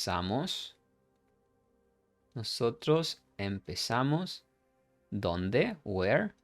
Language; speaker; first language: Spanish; non-native, fluent; English